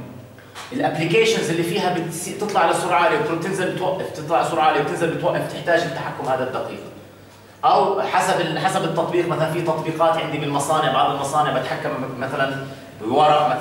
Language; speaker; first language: Arabic; native; Arabic